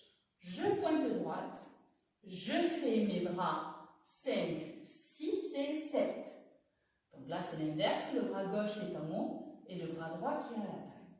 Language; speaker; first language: French; native; French